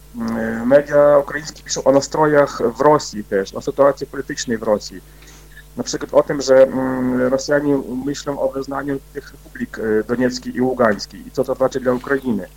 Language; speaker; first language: Polish; non-native, fluent; Ukrainian